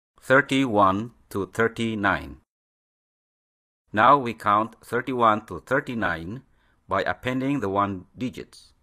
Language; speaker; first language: English; native; English